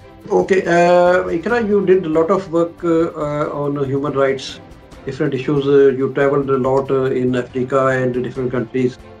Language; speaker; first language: English; non-native, local second language; Urdu